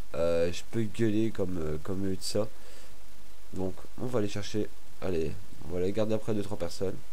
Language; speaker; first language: French; native; French